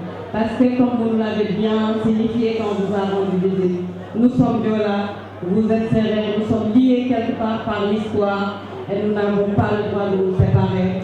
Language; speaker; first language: French; non-native, local second language; Jola-Fonyi